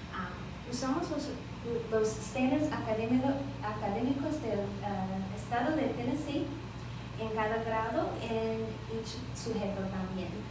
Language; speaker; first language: Spanish; non-native, learner; English